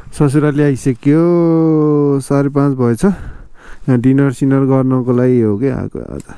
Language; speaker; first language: Nepali; native; Nepali